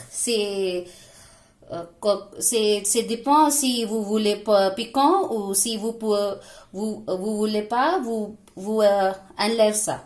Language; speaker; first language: French; non-native, learner; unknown